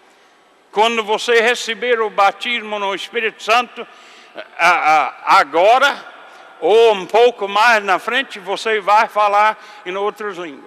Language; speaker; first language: Portuguese; non-native, fluent; English